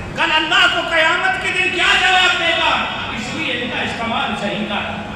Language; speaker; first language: Urdu; non-native, local second language; Punjabi